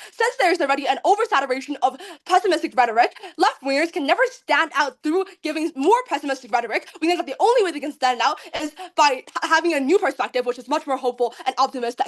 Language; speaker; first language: English; non-native, fluent; Chinese